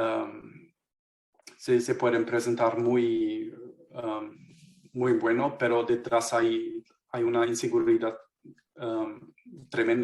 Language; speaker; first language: Spanish; non-native, fluent; German